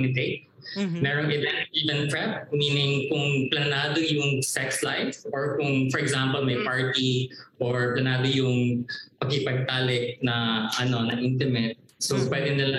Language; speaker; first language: English; non-native, local second language; Cebuano